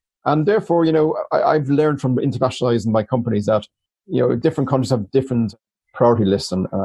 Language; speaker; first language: English; native; English